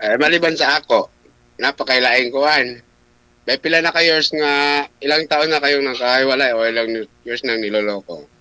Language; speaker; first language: Filipino; non-native, local second language; Cebuano